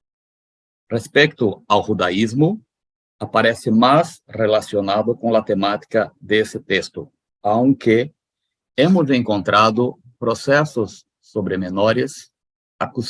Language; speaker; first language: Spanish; non-native, fluent; Portuguese